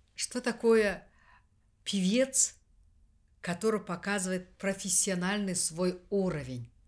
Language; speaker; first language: Russian; non-native, local second language; Kazakh